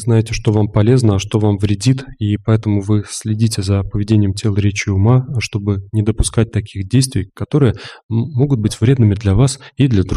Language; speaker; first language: Russian; native; Russian